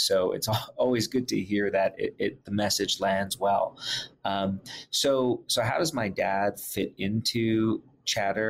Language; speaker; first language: English; native; English